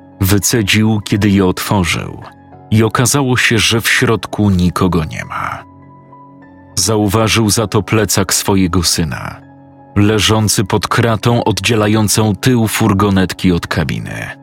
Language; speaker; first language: Polish; native; Polish